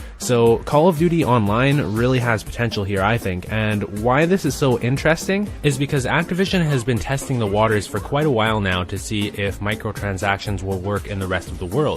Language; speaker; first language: English; native; English